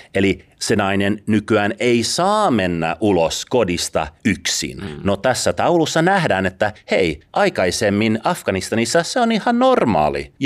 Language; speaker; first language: Finnish; early bilingual, other home language; Persian